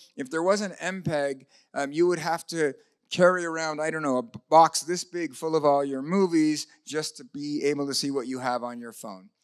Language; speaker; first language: English; native; English